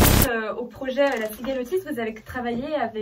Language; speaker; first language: French; native; French